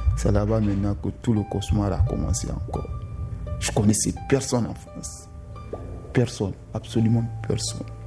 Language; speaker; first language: French; non-native, local second language; Susu